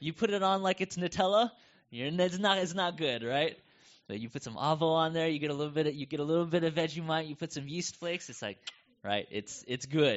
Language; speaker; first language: English; native; English